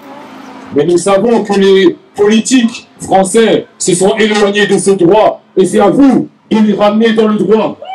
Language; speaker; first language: French; non-native, fluent; Arabic